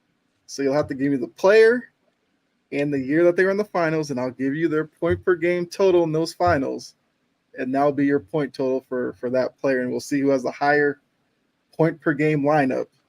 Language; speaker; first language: English; native; English